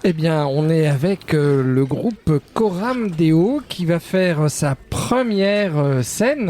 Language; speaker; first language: French; native; French